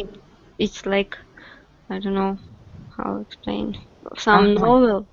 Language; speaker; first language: English; non-native, learner; Russian